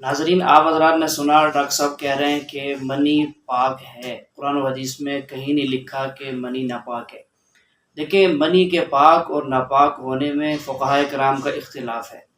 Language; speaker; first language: Urdu; native; Urdu